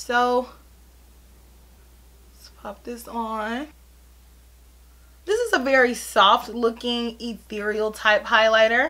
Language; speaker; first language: English; native; English